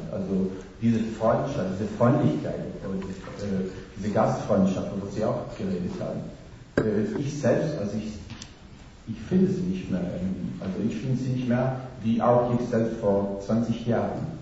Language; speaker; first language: German; non-native, local second language; Italian